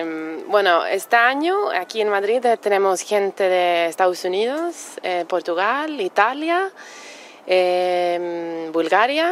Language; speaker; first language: Spanish; non-native, fluent; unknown